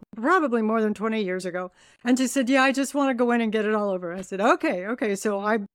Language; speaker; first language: English; native; English